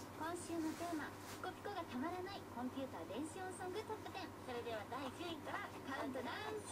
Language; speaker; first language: Japanese; native; Japanese